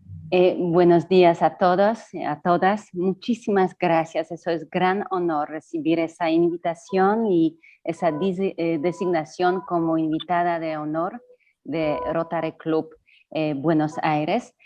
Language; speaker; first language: Spanish; non-native, fluent; Polish